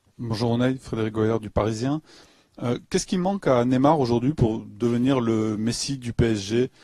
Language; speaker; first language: French; native; French